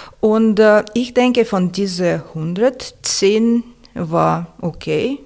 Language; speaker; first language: German; non-native, fluent; Russian